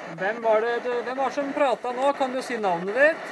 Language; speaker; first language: Norwegian; native; Norwegian